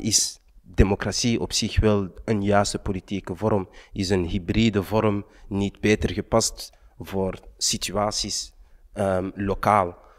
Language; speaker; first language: Dutch; early bilingual, other home language; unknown